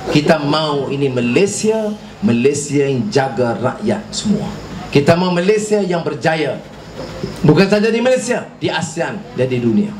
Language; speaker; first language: Malay; native; Malay